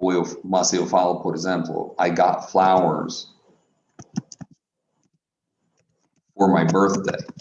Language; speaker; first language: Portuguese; non-native, fluent; English